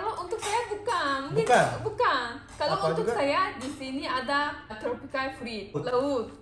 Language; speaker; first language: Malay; non-native, learner; Turkish